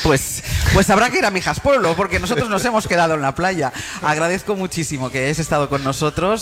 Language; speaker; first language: Spanish; native; Spanish